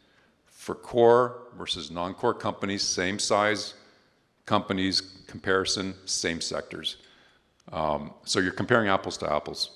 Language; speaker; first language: English; native; English